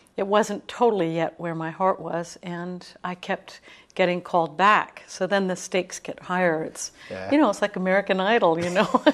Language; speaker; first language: English; native; English